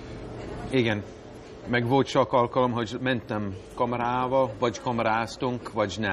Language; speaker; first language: Hungarian; non-native, fluent; English